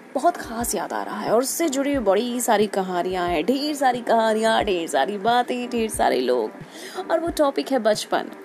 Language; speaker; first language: Hindi; native; Hindi